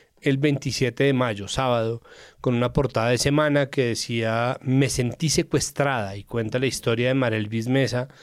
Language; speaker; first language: Spanish; native; Spanish